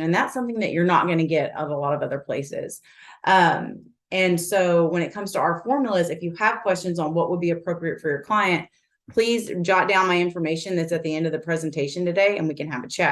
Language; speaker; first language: English; native; English